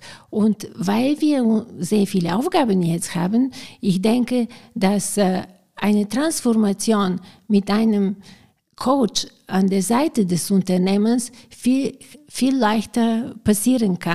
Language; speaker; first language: German; non-native, fluent; Bulgarian